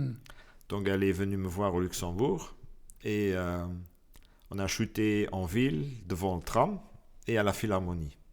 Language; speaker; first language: French; non-native, local second language; Luxembourgish